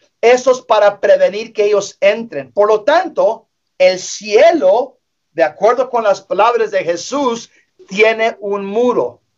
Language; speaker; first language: Spanish; early bilingual, heritage; English